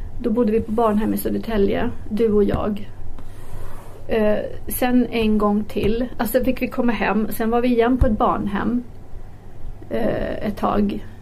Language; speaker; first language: Swedish; early bilingual, other home language; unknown